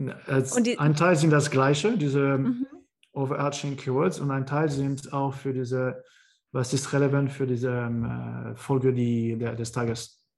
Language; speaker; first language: German; non-native, learner; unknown